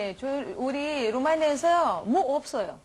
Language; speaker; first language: Korean; non-native, learner; Romanian